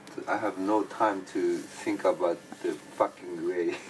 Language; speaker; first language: English; non-native, learner; Japanese